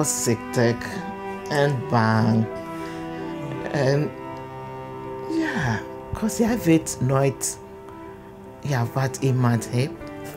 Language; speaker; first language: Dutch; non-native, learner; English